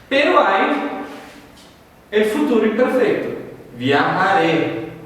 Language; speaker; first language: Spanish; non-native, fluent; Portuguese